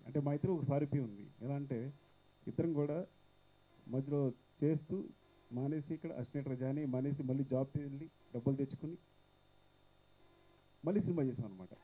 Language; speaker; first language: Telugu; native; Telugu